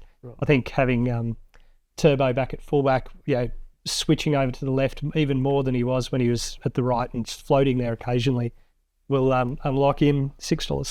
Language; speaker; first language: English; native; English